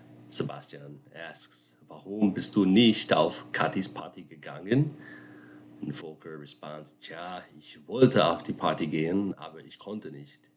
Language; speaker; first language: German; non-native, fluent; English